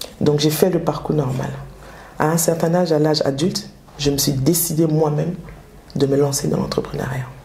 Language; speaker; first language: French; early bilingual, other home language; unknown